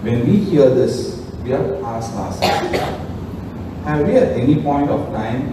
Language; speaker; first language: English; non-native, local second language; Tamil